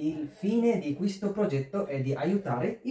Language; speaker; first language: Italian; non-native, fluent; Bangla